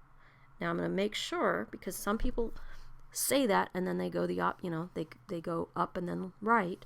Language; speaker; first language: English; native; English